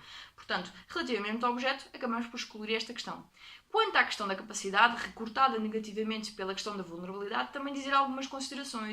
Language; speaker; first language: Portuguese; native; Portuguese